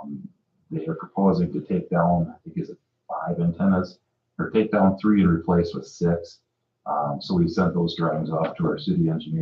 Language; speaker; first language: English; native; English